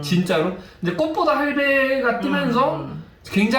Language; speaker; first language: Korean; native; Korean